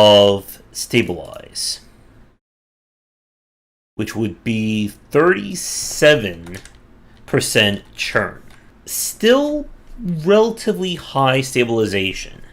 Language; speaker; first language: English; native; English